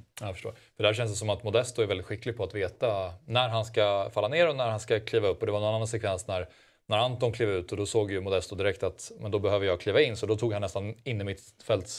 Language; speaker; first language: Swedish; native; Swedish